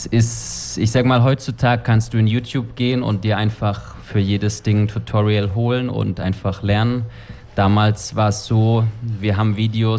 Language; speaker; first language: German; native; German